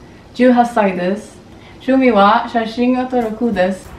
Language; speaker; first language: Japanese; non-native, learner; Portuguese